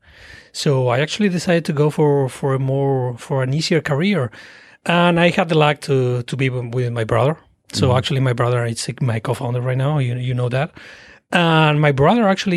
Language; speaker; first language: English; non-native, fluent; Spanish